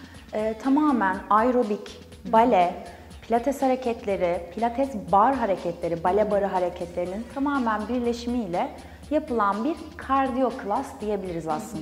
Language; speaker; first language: Turkish; native; Turkish